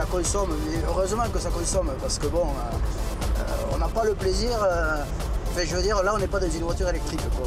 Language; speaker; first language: French; native; French